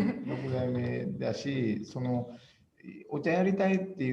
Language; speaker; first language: Japanese; native; Japanese